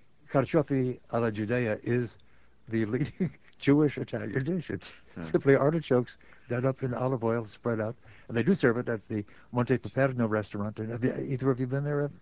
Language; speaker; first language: English; native; English